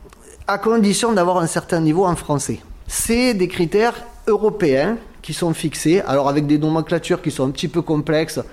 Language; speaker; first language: French; native; French